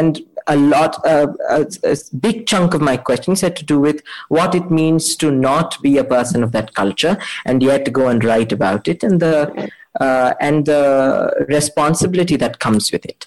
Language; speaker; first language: English; non-native, local second language; Kannada